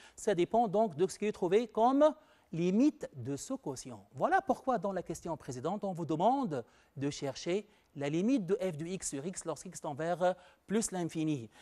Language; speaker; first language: French; non-native, local second language; Arabic